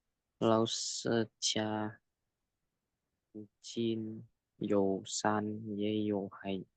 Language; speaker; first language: Chinese; non-native, learner; Indonesian